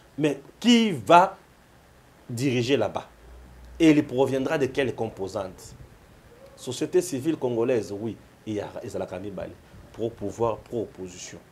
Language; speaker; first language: French; non-native, local second language; Lingala